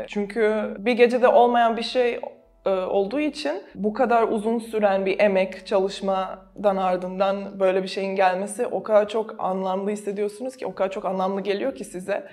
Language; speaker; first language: Turkish; non-native, fluent; Serbian